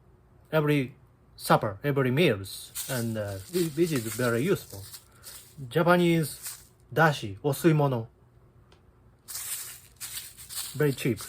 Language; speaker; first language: English; non-native, learner; Japanese